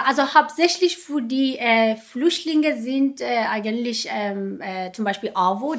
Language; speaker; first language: German; non-native, fluent; Persian